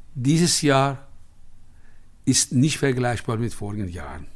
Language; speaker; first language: German; non-native, fluent; Persian